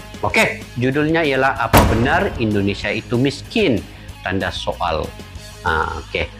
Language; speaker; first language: Malay; native; Malay